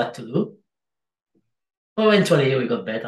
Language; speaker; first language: English; non-native, fluent; Spanish